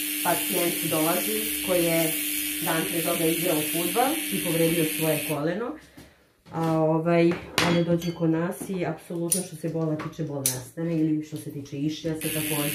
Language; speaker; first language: Serbian; native; Serbian